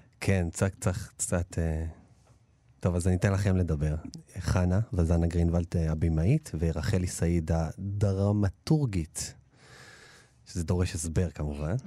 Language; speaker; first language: Hebrew; native; Hebrew